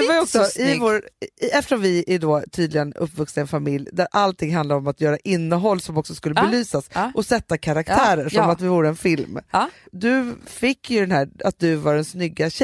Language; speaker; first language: Swedish; native; Swedish